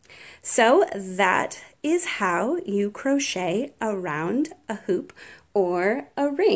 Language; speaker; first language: English; native; English